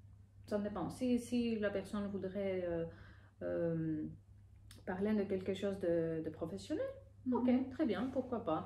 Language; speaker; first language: French; non-native, fluent; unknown